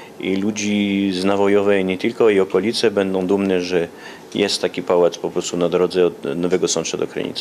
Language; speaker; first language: Polish; early bilingual, heritage; Polish